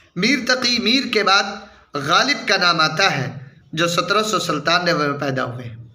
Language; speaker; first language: Urdu; native; Urdu